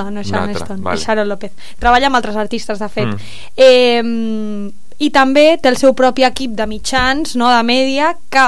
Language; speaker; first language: Catalan; native; Catalan